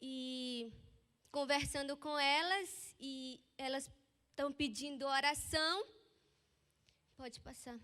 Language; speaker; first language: Portuguese; non-native, local second language; Ticuna